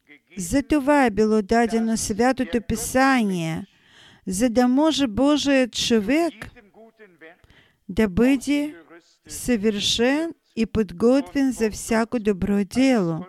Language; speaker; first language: Bulgarian; non-native, fluent; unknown